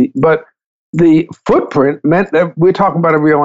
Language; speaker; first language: English; native; English